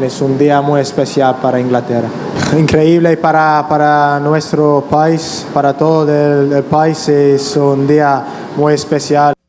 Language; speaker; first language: Spanish; non-native, learner; English